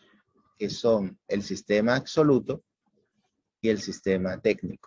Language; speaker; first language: Spanish; native; Spanish